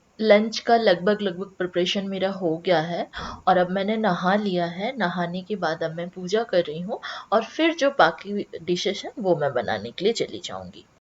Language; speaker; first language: Hindi; non-native, local second language; Bangla